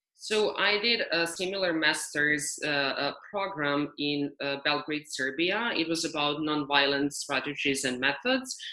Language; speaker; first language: English; non-native, fluent; Serbian